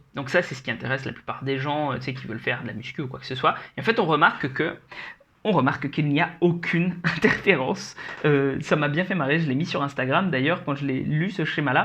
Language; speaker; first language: French; native; French